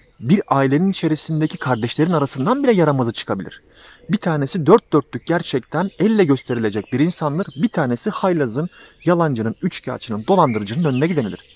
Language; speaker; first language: Turkish; native; Turkish